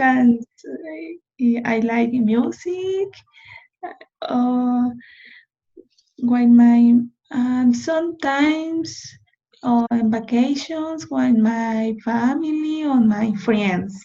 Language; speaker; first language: English; non-native, learner; Spanish